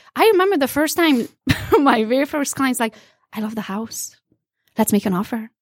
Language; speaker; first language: English; non-native, fluent; Hungarian